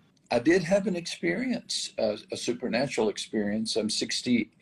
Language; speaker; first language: English; native; English